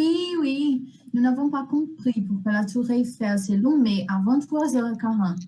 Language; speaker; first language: French; non-native, learner; Portuguese